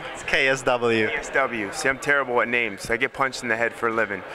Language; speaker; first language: English; native; English